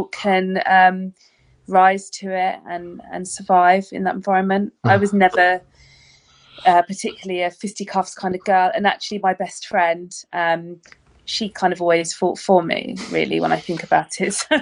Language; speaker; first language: English; native; English